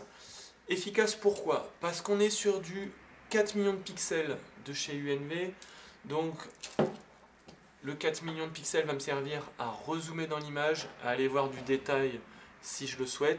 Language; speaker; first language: French; native; French